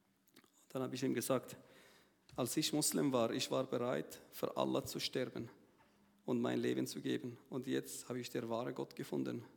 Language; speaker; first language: German; non-native, learner; Arabic